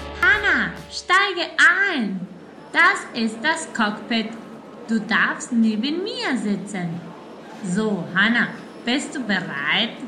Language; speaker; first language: German; non-native, fluent; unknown